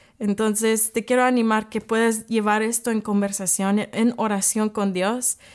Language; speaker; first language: Spanish; early bilingual, heritage; English